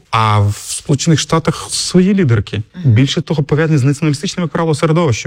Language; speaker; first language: Ukrainian; native; Ukrainian